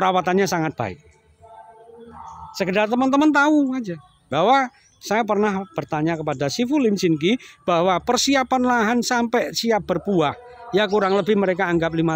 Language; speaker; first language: Indonesian; native; Indonesian